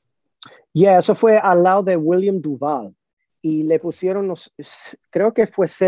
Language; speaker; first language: Spanish; early bilingual, heritage; Spanish